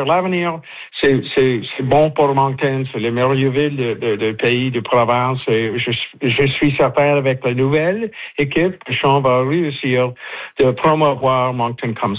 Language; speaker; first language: French; non-native, learner; English